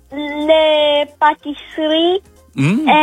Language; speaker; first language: French; non-native, learner; Romanian